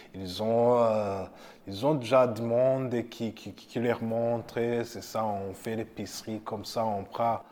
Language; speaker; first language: French; non-native, local second language; Rundi